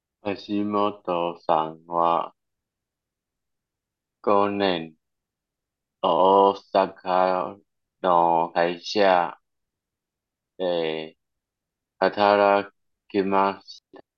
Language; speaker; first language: Japanese; non-native, learner; Chinese